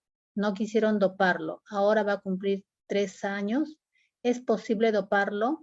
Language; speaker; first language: Spanish; native; Spanish